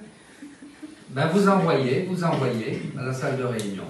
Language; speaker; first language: French; native; French